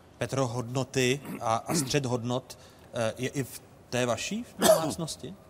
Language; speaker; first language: Czech; native; Czech